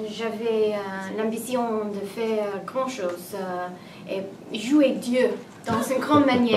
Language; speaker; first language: French; non-native, learner; English